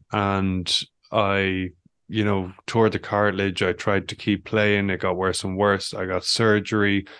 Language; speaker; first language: English; native; English